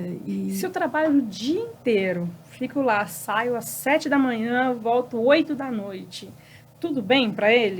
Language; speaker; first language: Portuguese; native; Portuguese